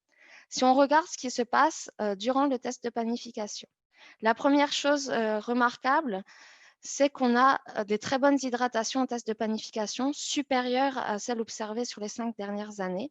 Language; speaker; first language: French; native; French